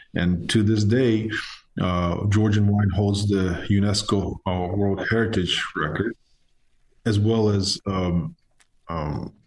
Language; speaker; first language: English; non-native, fluent; Georgian